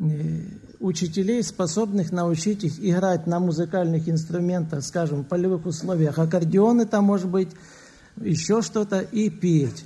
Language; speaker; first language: Russian; native; Russian